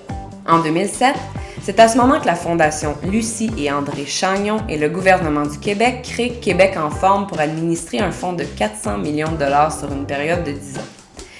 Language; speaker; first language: French; native; French